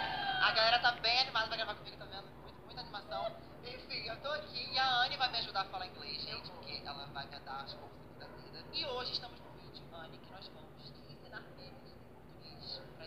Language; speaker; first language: Portuguese; native; Portuguese